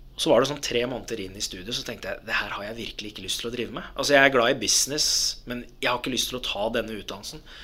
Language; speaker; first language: Norwegian; early bilingual, other home language; Arabic